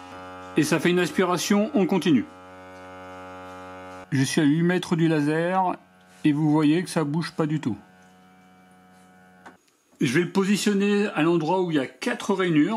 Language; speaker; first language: French; native; French